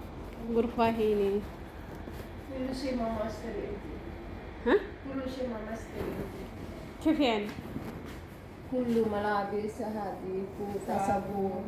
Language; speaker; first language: Arabic; non-native, learner; Amharic